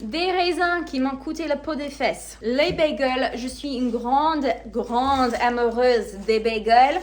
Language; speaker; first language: French; non-native, fluent; English